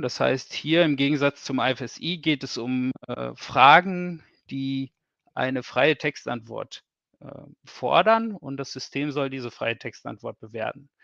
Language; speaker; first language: German; native; German